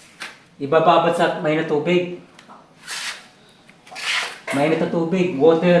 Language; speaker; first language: Filipino; native; Filipino